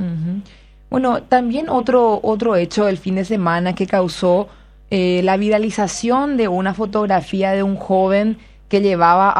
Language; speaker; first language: Spanish; native; Spanish